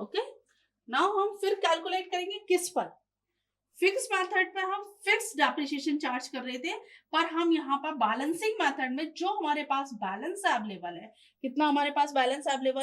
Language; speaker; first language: Hindi; native; Hindi